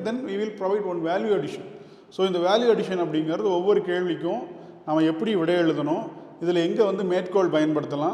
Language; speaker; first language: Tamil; native; Tamil